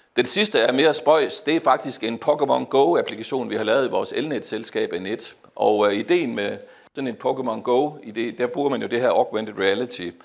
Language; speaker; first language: Danish; native; Danish